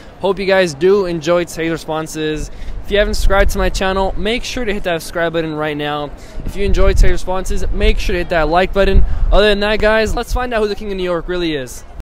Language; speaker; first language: English; native; English